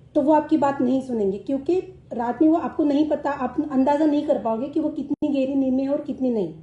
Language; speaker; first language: Hindi; non-native, local second language; Marathi